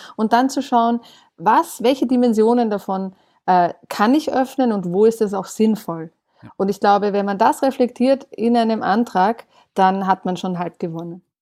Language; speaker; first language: German; native; German